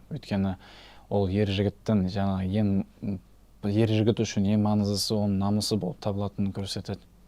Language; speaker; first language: Kazakh; non-native, local second language; Turkish